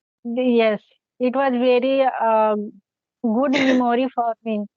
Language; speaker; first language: English; non-native, learner; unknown